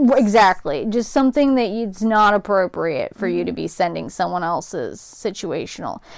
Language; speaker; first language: English; native; English